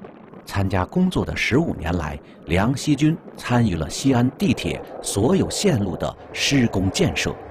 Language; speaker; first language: Chinese; native; Chinese